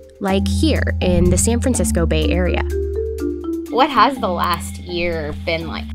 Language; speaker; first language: English; native; English